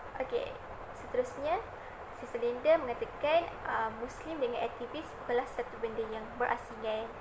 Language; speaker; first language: Malay; native; Malay